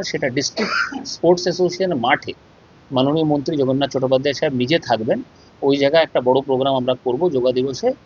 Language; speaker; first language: Bangla; non-native, local second language; Hindi